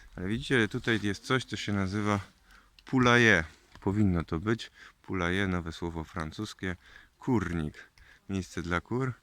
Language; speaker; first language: Polish; native; Polish